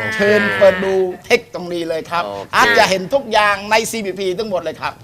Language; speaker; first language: Thai; non-native, fluent; Khmer